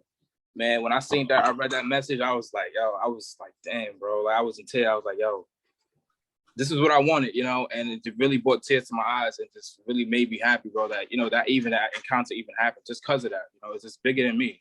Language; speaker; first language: English; native; English